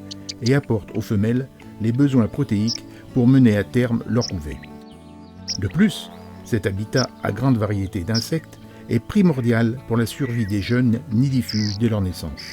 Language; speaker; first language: French; native; French